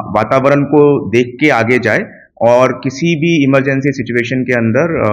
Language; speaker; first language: Hindi; non-native, local second language; Gujarati